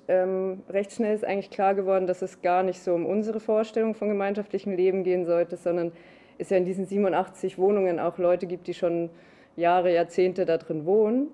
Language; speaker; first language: German; native; German